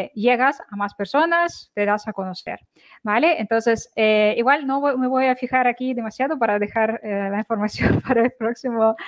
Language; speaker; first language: Spanish; non-native, fluent; Ukrainian